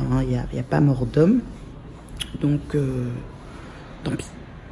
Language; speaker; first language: French; native; French